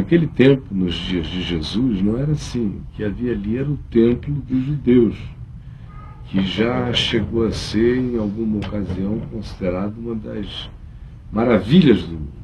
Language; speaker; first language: Portuguese; native; Portuguese